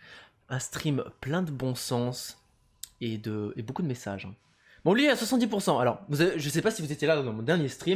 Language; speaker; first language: French; native; French